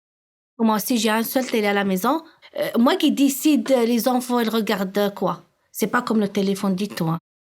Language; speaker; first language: French; non-native, learner; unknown